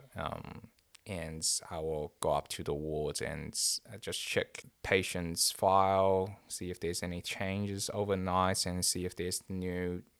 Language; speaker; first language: English; non-native, fluent; Chinese